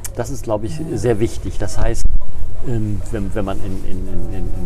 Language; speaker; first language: German; native; German